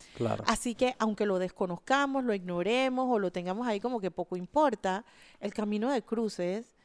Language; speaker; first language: Spanish; native; Spanish